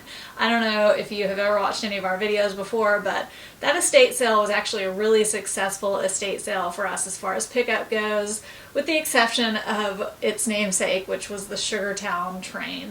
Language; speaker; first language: English; native; English